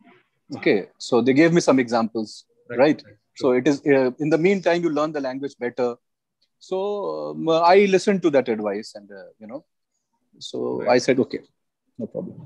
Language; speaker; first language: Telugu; non-native, local second language; Hindi